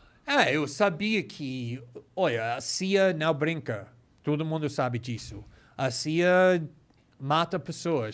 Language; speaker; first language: Portuguese; non-native, fluent; English